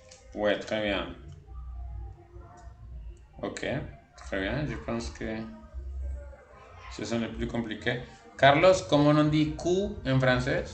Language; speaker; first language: French; non-native, fluent; Spanish